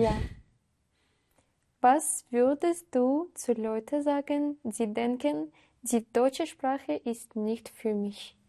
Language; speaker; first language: German; non-native, learner; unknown